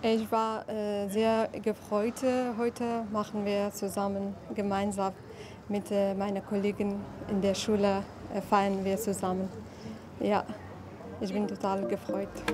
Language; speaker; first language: German; non-native, learner; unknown